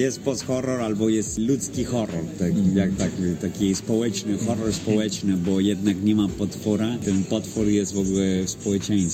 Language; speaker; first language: Polish; non-native, fluent; Spanish